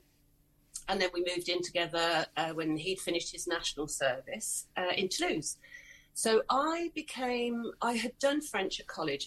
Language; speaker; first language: English; native; English